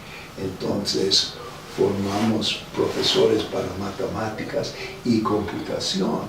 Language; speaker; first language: Spanish; non-native, fluent; English